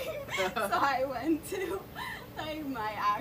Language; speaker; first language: English; non-native, fluent; Spanish